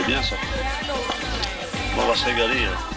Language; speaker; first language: French; native; French